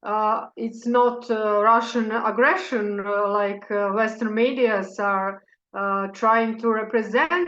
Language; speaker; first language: English; non-native, fluent; Serbian